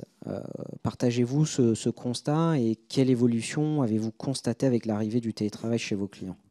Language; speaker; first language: French; native; French